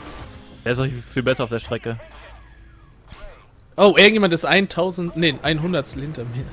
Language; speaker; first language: German; native; German